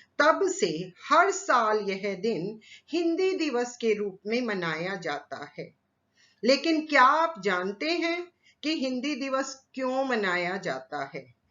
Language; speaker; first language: Hindi; native; Hindi